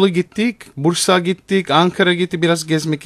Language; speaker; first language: Turkish; non-native, learner; English